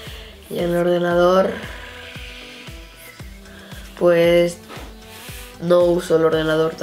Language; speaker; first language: Spanish; early bilingual, heritage; Spanish